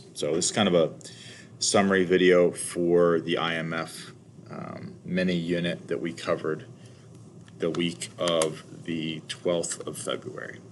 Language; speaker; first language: English; native; English